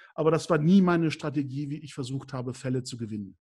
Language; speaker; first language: German; native; German